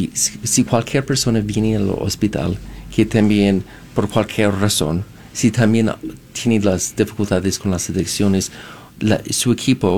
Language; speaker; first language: Spanish; non-native, fluent; English